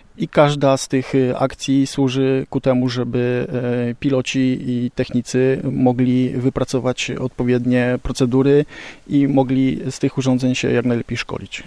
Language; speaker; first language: Polish; native; Polish